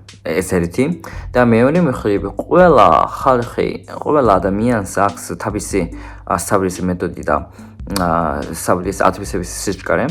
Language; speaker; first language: Georgian; non-native, fluent; Japanese